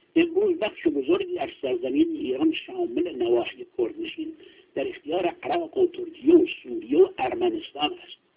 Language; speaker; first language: Persian; non-native, local second language; Kurdish